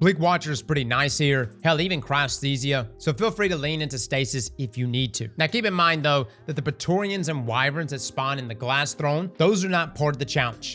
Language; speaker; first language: English; native; English